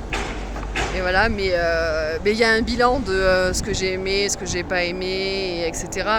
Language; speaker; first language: French; native; French